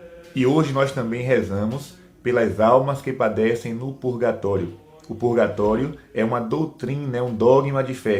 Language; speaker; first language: Portuguese; native; Portuguese